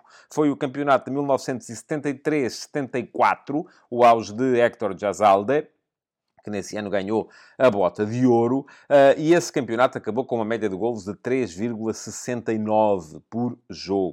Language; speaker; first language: Portuguese; native; Portuguese